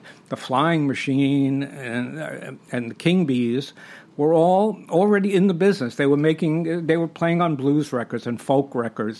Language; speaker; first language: English; native; English